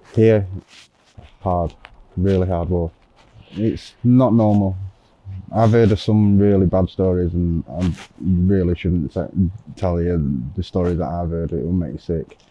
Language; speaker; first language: English; native; English